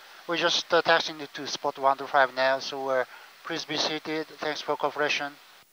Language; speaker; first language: English; non-native, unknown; Japanese